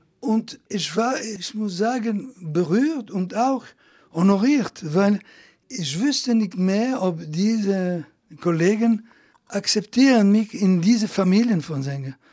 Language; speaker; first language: German; non-native, fluent; Italian